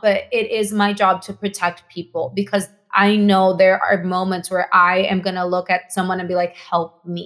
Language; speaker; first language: English; non-native, fluent; Spanish